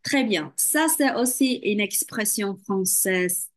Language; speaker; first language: French; non-native, fluent; Czech